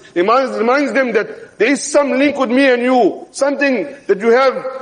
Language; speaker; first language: English; native; English